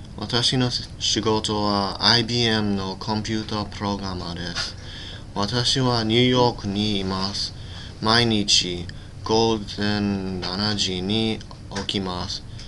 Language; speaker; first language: Japanese; non-native, learner; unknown